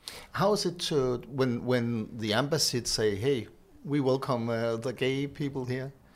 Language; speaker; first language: English; non-native, learner; Danish